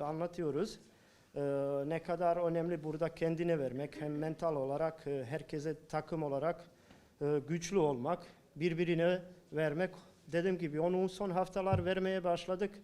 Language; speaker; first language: Turkish; non-native, learner; Bosnian